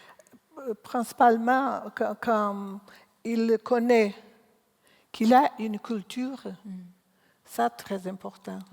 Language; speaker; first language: French; non-native, learner; Portuguese